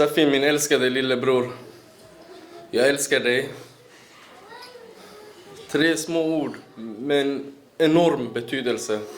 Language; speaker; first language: Swedish; early bilingual, other home language; Central Kurdish